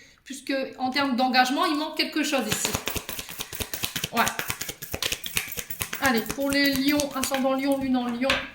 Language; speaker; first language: French; native; French